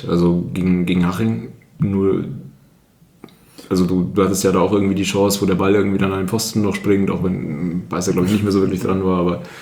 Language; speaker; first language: German; native; German